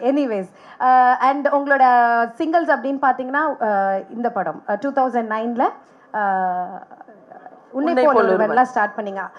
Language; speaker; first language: Tamil; native; Tamil